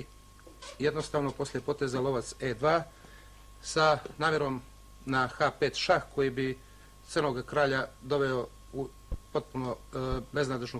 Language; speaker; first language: Bosnian; native; Bosnian